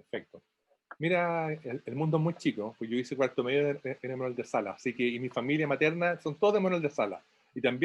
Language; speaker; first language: Spanish; native; Spanish